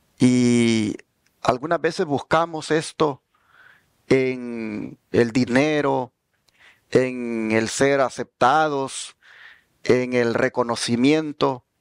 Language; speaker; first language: Spanish; native; Spanish